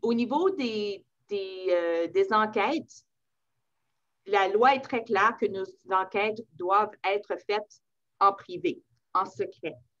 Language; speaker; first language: French; native; French